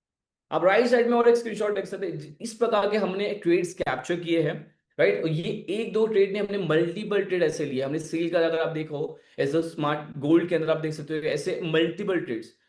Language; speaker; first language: Hindi; native; Hindi